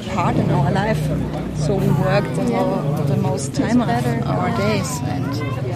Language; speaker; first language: English; non-native, learner; German